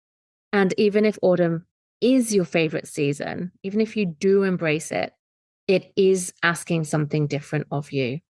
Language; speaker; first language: English; native; English